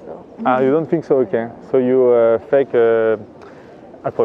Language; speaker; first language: English; non-native, fluent; French